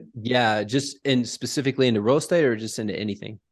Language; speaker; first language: English; native; English